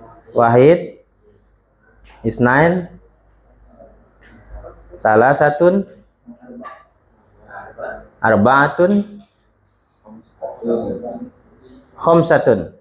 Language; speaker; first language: Arabic; non-native, fluent; Indonesian